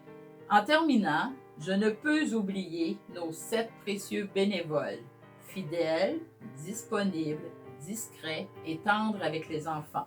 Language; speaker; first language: French; native; French